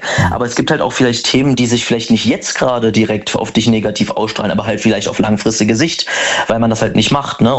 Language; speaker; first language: German; native; German